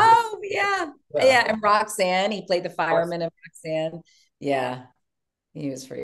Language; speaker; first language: English; native; English